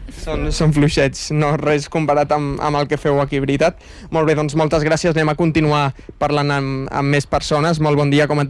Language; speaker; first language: Catalan; native; Catalan